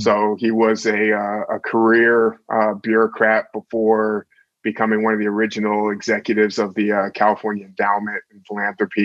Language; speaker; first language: English; native; English